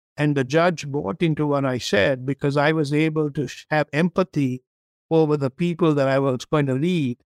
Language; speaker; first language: English; non-native, local second language; Tamil